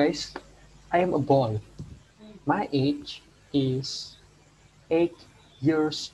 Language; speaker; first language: English; non-native, learner; Indonesian